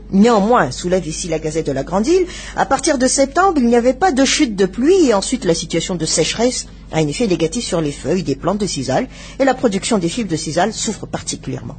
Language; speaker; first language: French; non-native, local second language; Malagasy